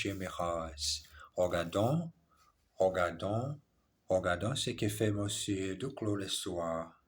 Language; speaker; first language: French; non-native, learner; English